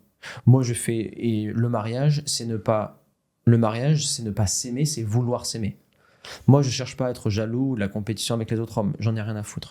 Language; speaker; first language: French; native; French